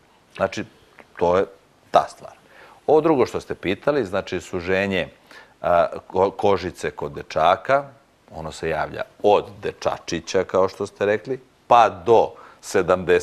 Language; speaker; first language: Croatian; native; Croatian